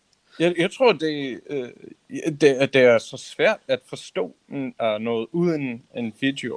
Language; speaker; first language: Danish; non-native, learner; English